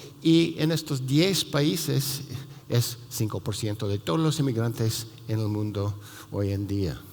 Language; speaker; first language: Spanish; non-native, fluent; English